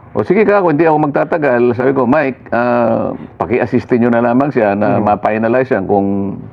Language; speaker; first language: Filipino; non-native, local second language; Masbatenyo